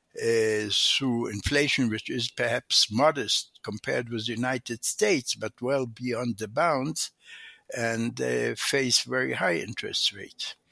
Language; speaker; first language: English; non-native, fluent; Hebrew